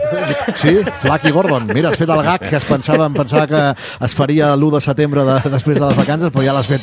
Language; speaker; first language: Catalan; native; Catalan